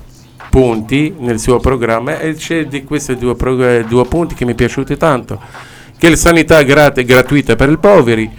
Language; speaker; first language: Italian; non-native, learner; Arabic